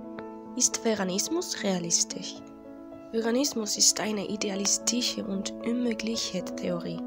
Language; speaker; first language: German; non-native, learner; Spanish